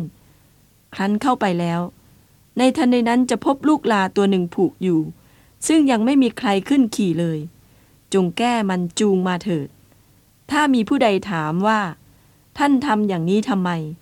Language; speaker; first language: Thai; native; Thai